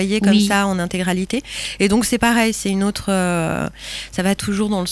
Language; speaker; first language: French; native; French